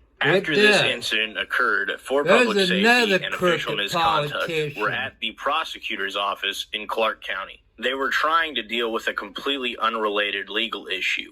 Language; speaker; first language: English; native; English